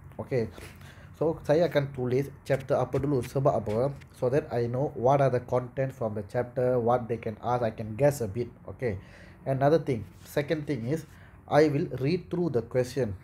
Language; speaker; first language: English; non-native, local second language; Tamil